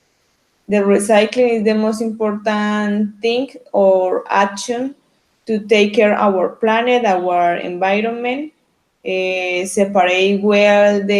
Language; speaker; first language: English; non-native, learner; Spanish